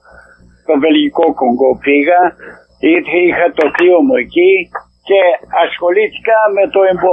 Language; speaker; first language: Greek; native; Greek